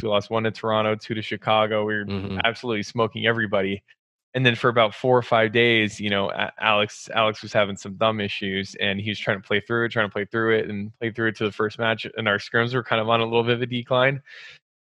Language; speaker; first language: English; native; English